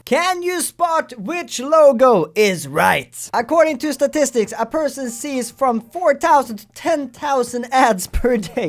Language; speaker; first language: English; non-native, fluent; Swedish